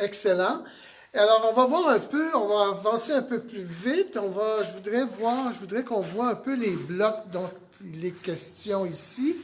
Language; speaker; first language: French; native; French